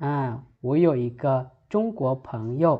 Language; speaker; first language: Chinese; non-native, fluent; Lao